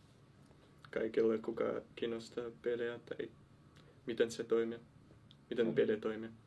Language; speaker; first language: Finnish; non-native, learner; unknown